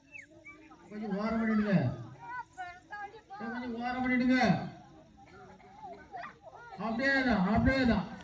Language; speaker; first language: Tamil; native; Tamil